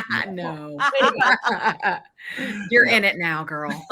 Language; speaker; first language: English; native; English